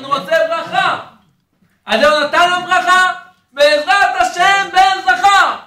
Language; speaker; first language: Hebrew; non-native, fluent; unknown